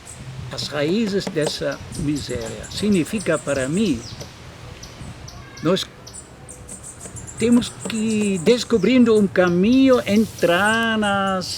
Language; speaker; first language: Portuguese; non-native, fluent; German